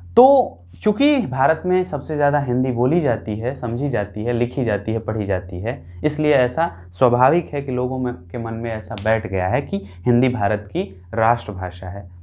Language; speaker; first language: Hindi; non-native, local second language; Bhojpuri